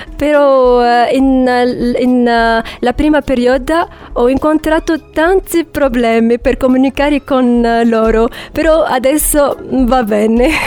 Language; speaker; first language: Italian; non-native, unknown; Arabic